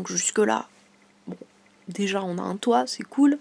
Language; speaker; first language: French; native; French